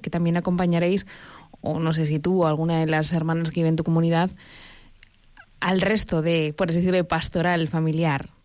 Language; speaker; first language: Spanish; native; Spanish